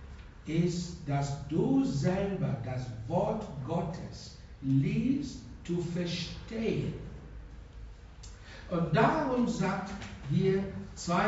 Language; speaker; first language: German; non-native, fluent; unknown